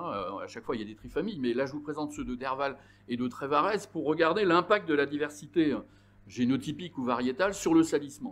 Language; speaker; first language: French; native; French